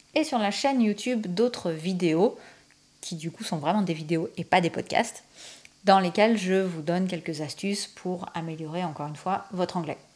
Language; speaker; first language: French; native; French